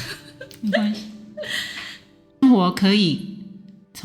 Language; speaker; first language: Chinese; native; Chinese